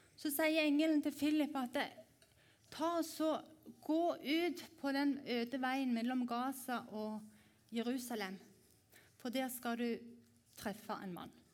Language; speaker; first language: Norwegian; native; Norwegian